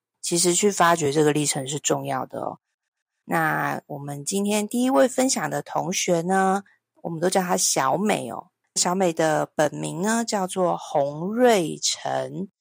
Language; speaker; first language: Chinese; native; Chinese